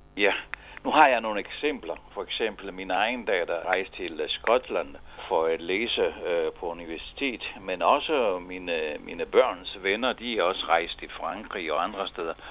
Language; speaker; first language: Danish; non-native, fluent; Italian